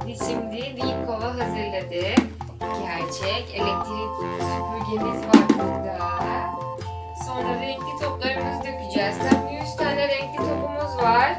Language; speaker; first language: Turkish; native; Turkish